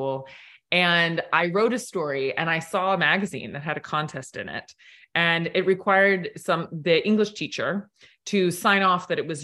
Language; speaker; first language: English; native; English